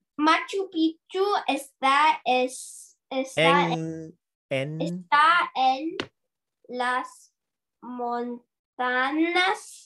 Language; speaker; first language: Spanish; non-native, learner; English